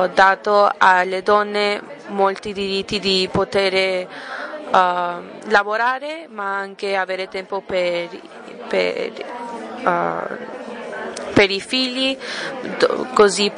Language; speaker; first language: Italian; non-native, learner; English